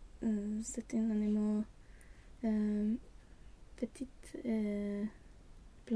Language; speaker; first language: French; non-native, learner; Swedish